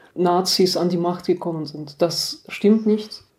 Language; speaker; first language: German; non-native, fluent; Russian